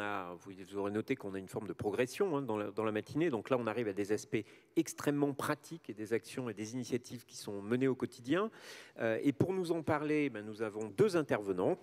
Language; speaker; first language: French; native; French